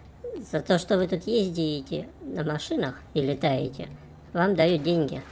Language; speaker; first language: Russian; native; Russian